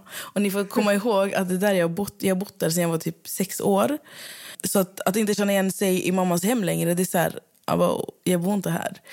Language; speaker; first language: Swedish; native; Swedish